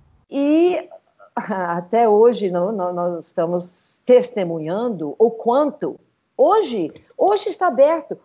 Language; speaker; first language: Portuguese; non-native, fluent; English